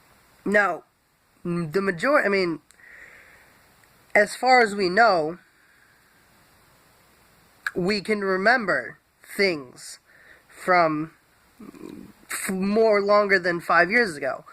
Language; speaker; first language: English; native; English